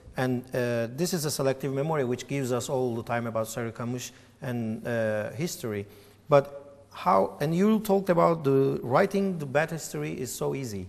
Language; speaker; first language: English; non-native, fluent; Turkish